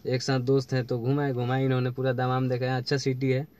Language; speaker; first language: Hindi; native; Hindi